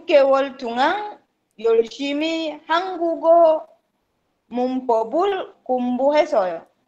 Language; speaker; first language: Korean; non-native, learner; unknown